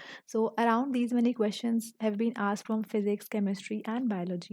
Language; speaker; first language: English; non-native, local second language; Hindi